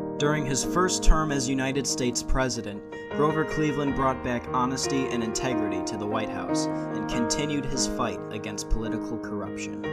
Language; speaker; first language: English; native; English